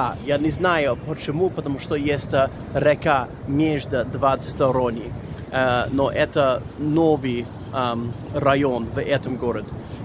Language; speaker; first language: Russian; non-native, learner; English